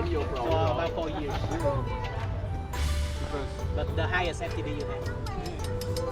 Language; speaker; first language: English; non-native, learner; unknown